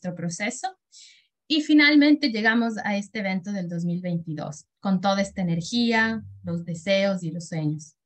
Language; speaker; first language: Spanish; native; Spanish